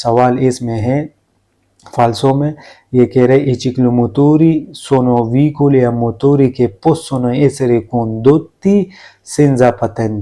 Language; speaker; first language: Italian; non-native, learner; Urdu